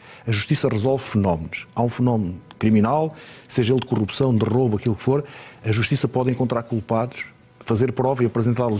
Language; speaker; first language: Portuguese; native; Portuguese